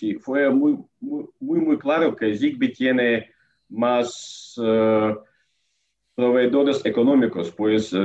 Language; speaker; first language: Spanish; non-native, learner; Russian